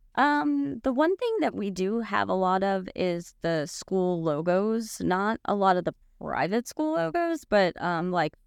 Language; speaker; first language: English; native; English